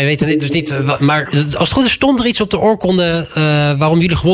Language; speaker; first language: Dutch; native; Dutch